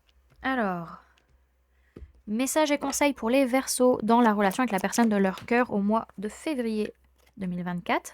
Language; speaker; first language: French; native; French